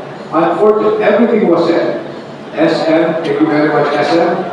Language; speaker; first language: English; non-native, local second language; Bikol